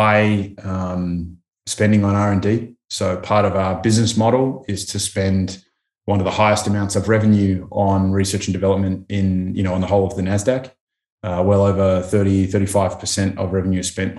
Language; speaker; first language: English; native; English